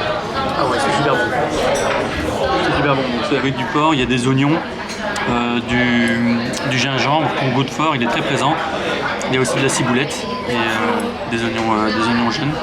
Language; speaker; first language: French; native; French